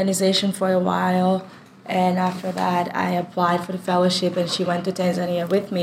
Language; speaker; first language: English; non-native, fluent; French